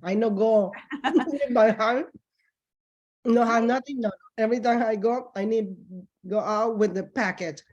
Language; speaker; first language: English; non-native, learner; Spanish